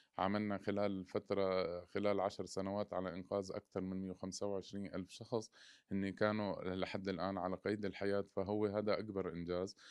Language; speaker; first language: Arabic; native; Arabic